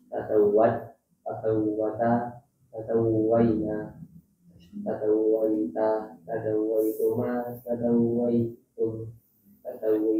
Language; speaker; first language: Arabic; non-native, learner; Indonesian